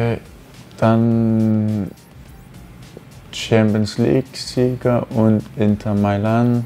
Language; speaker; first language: German; non-native, fluent; Danish